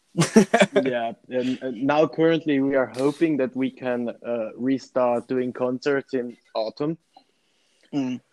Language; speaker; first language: English; non-native, fluent; Italian